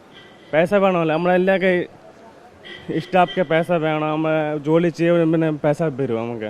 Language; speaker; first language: Malayalam; non-native, learner; Hindi